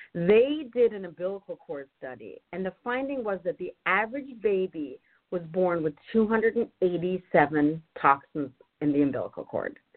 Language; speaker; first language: English; non-native, fluent; German